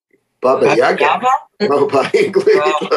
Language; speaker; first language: Hebrew; non-native, learner; English